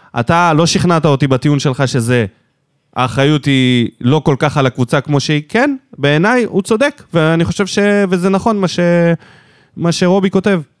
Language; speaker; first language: Hebrew; native; Hebrew